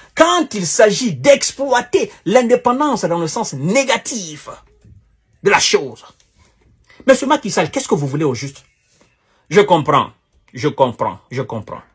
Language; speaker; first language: French; non-native, local second language; Wolof